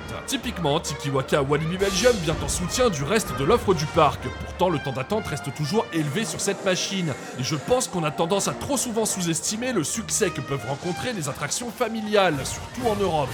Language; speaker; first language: French; native; French